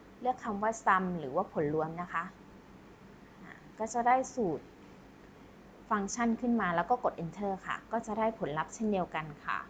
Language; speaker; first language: Thai; native; Thai